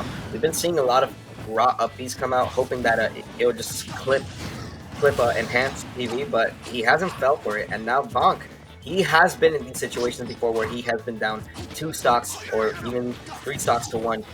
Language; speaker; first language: English; native; English